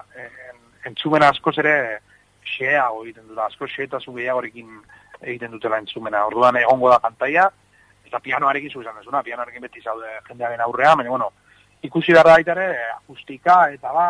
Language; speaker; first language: Basque; native; Basque